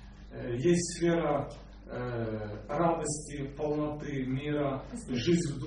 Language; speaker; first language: Russian; non-native, local second language; Ukrainian